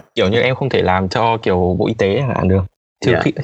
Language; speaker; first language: Vietnamese; native; Vietnamese